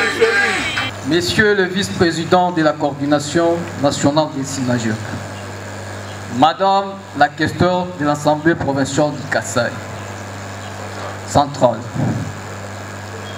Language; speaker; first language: French; non-native, local second language; Luba-Lulua